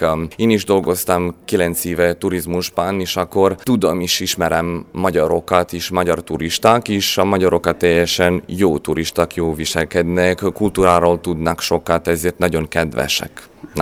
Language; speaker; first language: Hungarian; non-native, learner; Croatian